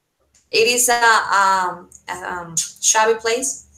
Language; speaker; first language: English; non-native, fluent; Spanish